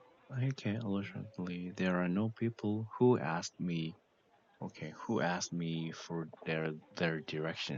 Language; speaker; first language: English; non-native, learner; Korean